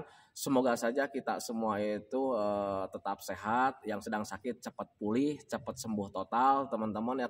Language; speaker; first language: Indonesian; native; Indonesian